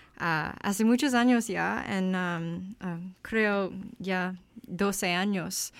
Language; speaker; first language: Spanish; non-native, learner; English